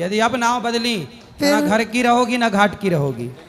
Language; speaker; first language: Hindi; native; Hindi